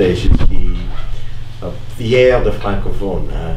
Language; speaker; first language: French; non-native, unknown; English